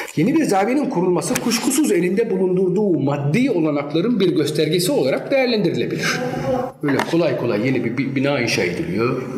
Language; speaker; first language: Turkish; early bilingual, heritage; Turkish